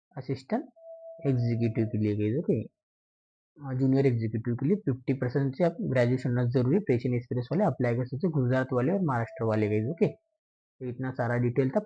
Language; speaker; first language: Hindi; non-native, local second language; Marathi